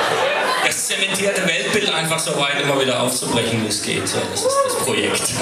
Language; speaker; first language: German; native; German